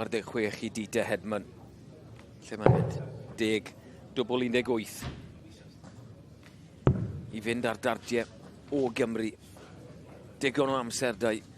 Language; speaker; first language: Welsh; native; Welsh